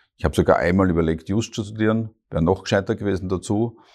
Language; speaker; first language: German; native; German